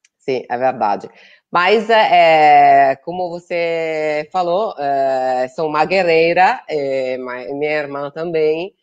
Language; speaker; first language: Portuguese; non-native, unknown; Italian